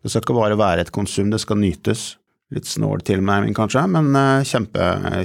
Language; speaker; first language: Norwegian; native; Norwegian